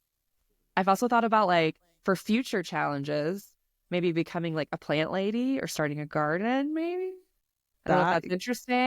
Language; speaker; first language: English; native; English